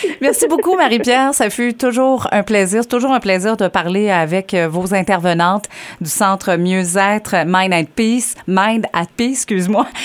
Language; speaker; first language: French; native; French